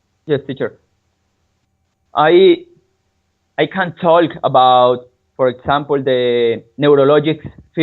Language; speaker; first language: English; non-native, learner; Spanish